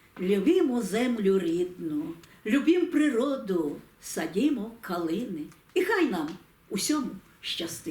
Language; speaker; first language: Ukrainian; native; Ukrainian